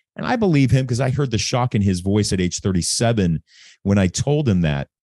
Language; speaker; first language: English; native; English